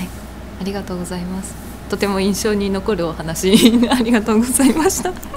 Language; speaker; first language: Japanese; native; Japanese